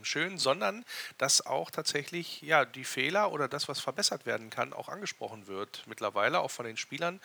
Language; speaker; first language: German; native; German